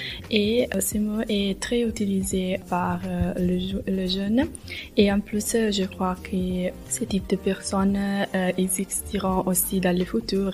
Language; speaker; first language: French; non-native, learner; Italian